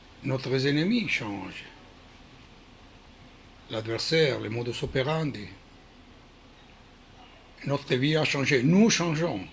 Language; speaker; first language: French; non-native, learner; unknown